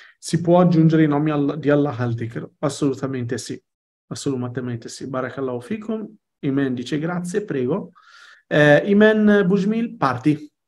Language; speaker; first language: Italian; early bilingual, other home language; Arabic